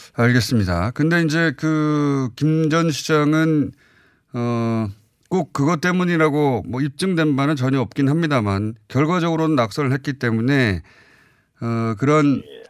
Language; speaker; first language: Korean; native; Korean